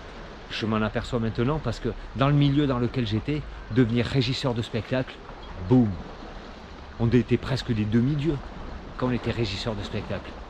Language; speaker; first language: French; native; French